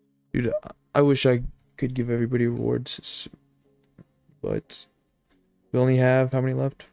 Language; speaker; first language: English; native; English